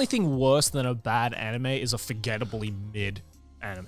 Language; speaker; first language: English; native; English